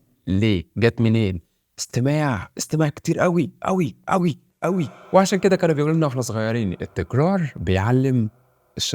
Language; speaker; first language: Arabic; native; Arabic